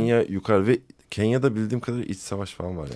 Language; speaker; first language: Turkish; native; Turkish